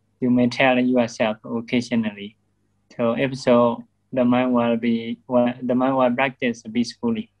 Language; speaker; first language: English; non-native, learner; Burmese